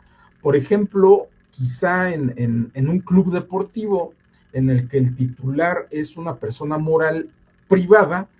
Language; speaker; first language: Spanish; native; Spanish